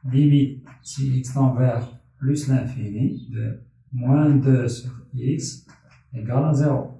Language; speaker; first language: French; non-native, local second language; Arabic